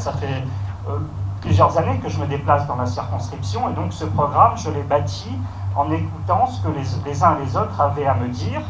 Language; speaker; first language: French; native; French